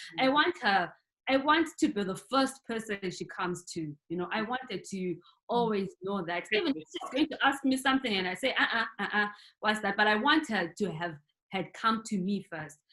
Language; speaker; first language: English; non-native, local second language; North Ndebele